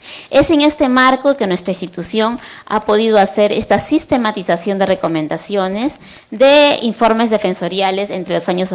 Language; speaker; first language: Spanish; native; Spanish